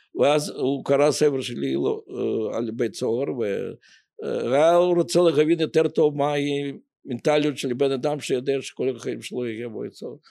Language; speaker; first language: Hebrew; non-native, fluent; Russian